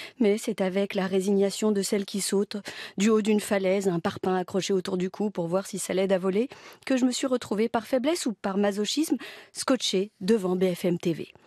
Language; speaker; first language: French; native; French